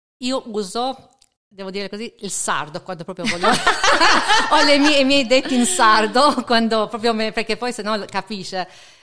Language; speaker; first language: Italian; non-native, fluent; Albanian